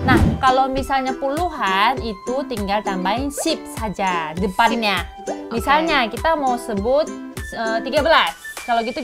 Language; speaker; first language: Indonesian; non-native, fluent; Korean